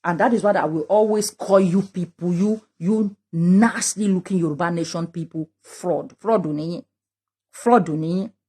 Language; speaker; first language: English; non-native, local second language; Yoruba